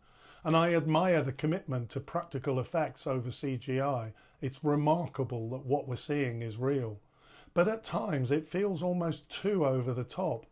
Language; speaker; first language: English; native; English